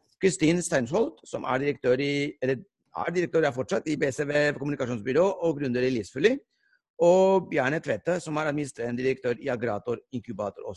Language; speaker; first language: Norwegian; non-native, fluent; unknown